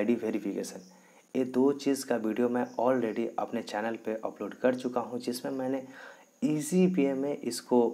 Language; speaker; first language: Hindi; native; Hindi